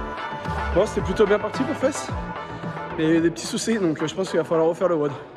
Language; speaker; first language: French; native; French